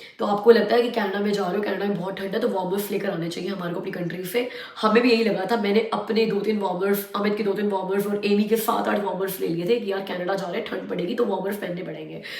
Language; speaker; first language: Hindi; native; Hindi